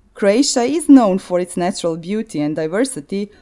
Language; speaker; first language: English; non-native, fluent; Croatian